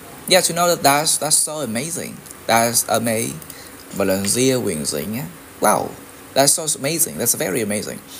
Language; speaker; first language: English; non-native, fluent; Vietnamese